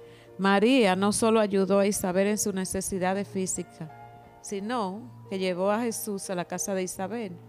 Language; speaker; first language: Spanish; native; Spanish